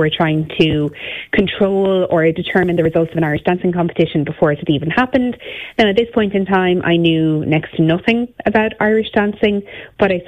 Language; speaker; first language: English; native; English